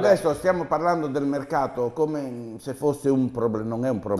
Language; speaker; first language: Italian; native; Italian